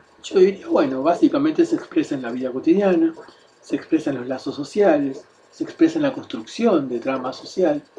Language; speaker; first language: Spanish; native; Spanish